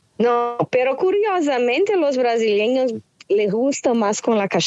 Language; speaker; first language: Spanish; non-native, fluent; Portuguese